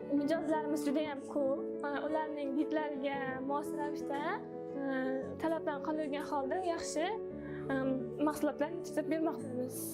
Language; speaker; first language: Uzbek; native; Uzbek